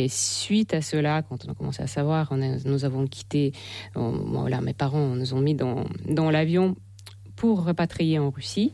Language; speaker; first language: French; non-native, fluent; Russian